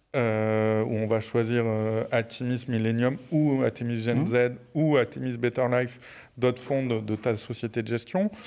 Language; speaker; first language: French; native; French